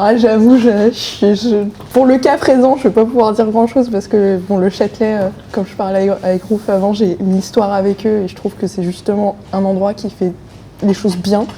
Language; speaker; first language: French; native; French